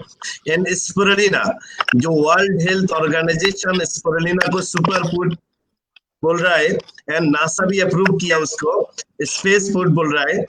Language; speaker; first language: Hindi; non-native, learner; Bangla